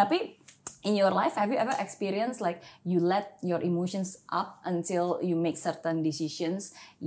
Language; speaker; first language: English; non-native, fluent; Indonesian